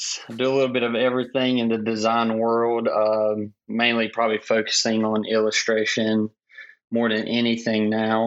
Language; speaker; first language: English; native; English